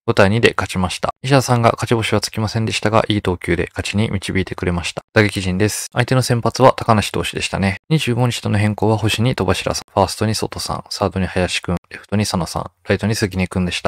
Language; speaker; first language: Japanese; native; Japanese